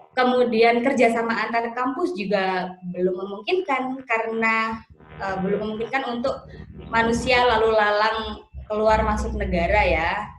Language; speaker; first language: Indonesian; native; Indonesian